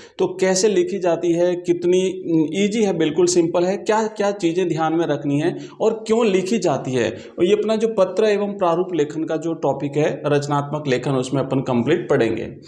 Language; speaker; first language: Hindi; native; Hindi